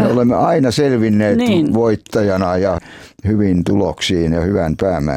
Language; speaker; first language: Finnish; native; Finnish